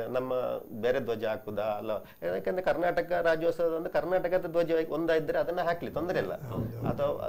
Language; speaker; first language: Kannada; non-native, local second language; Tulu